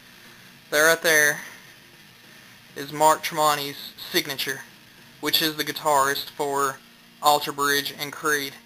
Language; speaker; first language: English; native; English